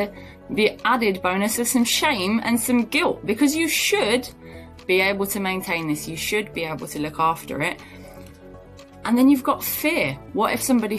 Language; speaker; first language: English; native; English